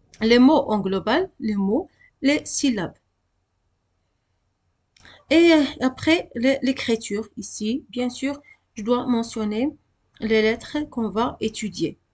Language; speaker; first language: French; non-native, local second language; Arabic